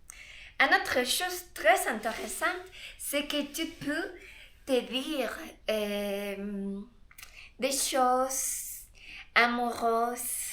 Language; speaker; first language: French; non-native, learner; Spanish